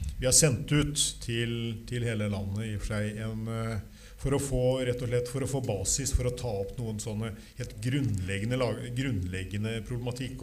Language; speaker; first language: Norwegian; native; Norwegian